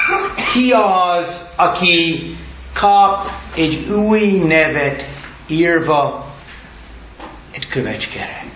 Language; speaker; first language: Hungarian; non-native, learner; English